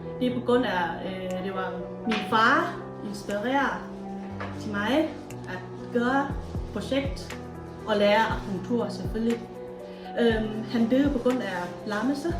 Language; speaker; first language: Danish; non-native, learner; Thai